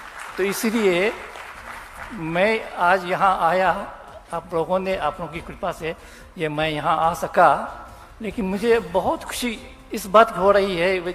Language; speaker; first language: Hindi; non-native, fluent; Japanese